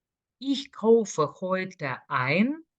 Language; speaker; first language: German; non-native, fluent; Lithuanian